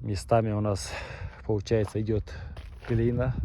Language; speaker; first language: Russian; non-native, local second language; Kazakh